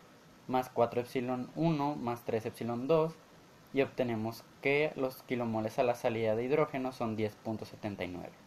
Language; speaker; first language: Spanish; native; Spanish